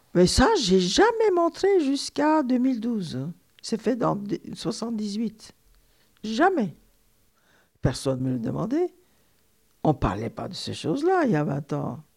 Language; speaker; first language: French; non-native, fluent; Turkish